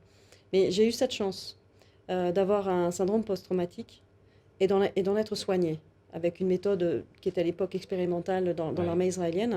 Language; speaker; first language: French; native; French